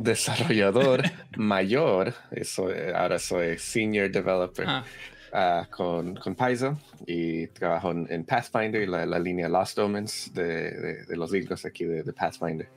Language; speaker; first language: Spanish; early bilingual, heritage; Spanish